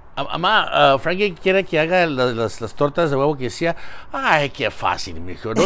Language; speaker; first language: Spanish; early bilingual, heritage; Spanish